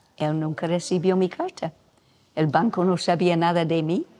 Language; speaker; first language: Spanish; non-native, fluent; English